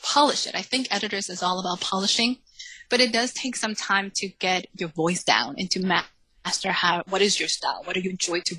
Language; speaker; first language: English; early bilingual, other home language; Spanish